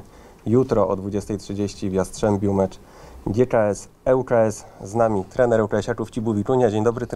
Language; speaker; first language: Polish; native; Polish